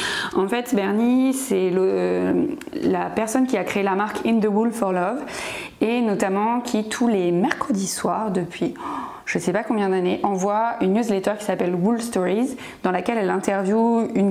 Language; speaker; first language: French; native; French